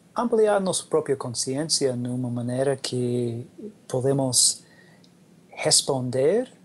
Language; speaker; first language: Portuguese; non-native, learner; English